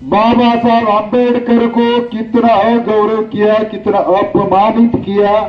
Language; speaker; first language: Hindi; non-native, local second language; Marathi